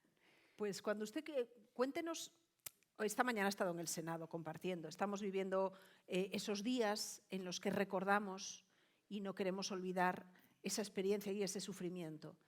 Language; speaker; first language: Spanish; native; Spanish